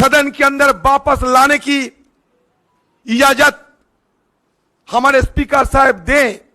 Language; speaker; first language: Hindi; non-native, local second language; Bangla